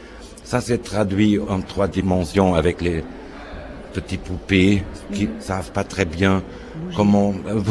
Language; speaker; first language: French; non-native, fluent; German